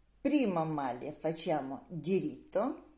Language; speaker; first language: Italian; non-native, learner; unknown